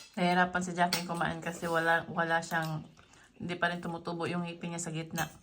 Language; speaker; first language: Filipino; non-native, local second language; Cebuano